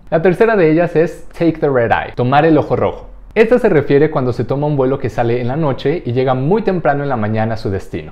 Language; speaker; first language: Spanish; native; Spanish